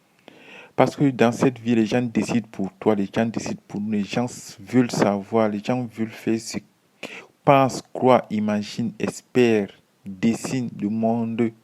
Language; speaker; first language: French; native; French